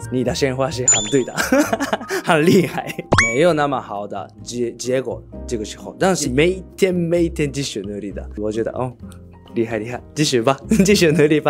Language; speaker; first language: Chinese; non-native, learner; Japanese